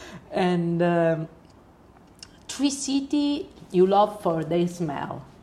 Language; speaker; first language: English; non-native, learner; Italian